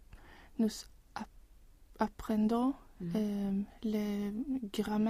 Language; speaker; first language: French; non-native, learner; Swedish